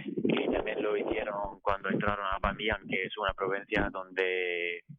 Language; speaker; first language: Spanish; non-native, fluent; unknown